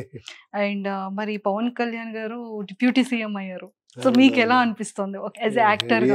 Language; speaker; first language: Telugu; native; Telugu